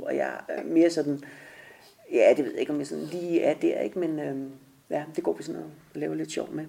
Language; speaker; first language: Danish; native; Danish